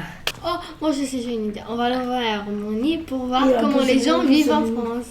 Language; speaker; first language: French; early bilingual, other home language; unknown